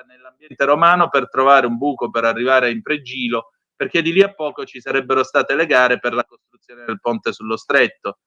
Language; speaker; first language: Italian; native; Italian